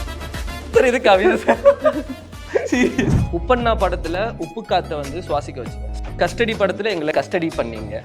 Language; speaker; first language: Tamil; native; Tamil